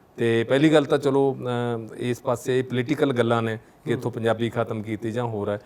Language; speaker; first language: Punjabi; native; Punjabi